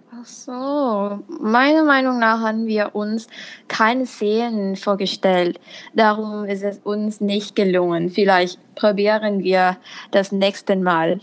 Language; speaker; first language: German; non-native, fluent; Thai